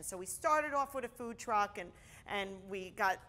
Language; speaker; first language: English; native; English